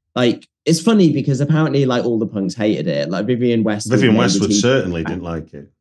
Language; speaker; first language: English; native; English